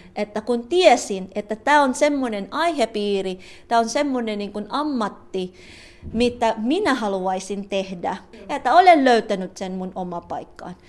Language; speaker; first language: Finnish; non-native, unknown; Filipino